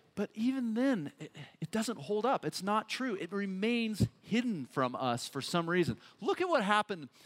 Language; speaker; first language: English; native; English